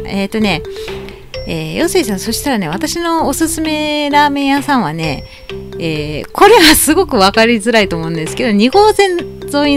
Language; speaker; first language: Japanese; native; Japanese